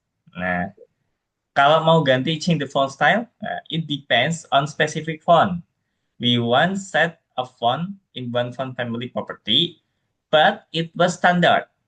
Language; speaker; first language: English; non-native, fluent; Indonesian